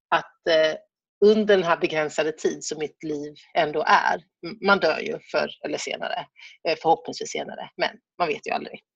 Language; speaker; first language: Swedish; native; Swedish